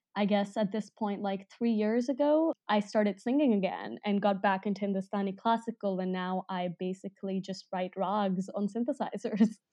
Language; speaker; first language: English; non-native, local second language; Hindi